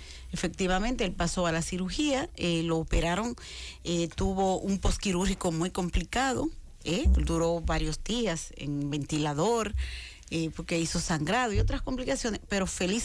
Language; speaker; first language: Spanish; native; Spanish